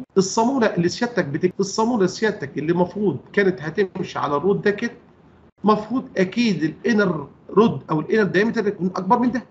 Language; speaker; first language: Arabic; native; Arabic